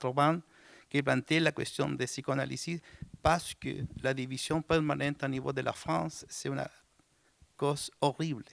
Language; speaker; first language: French; non-native, learner; Spanish